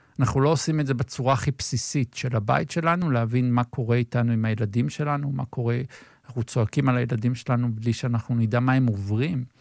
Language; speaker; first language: Hebrew; native; Hebrew